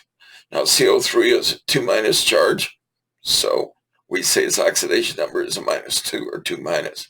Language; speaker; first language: English; native; English